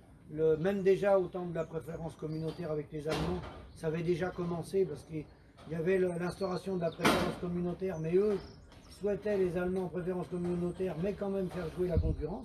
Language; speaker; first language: French; native; French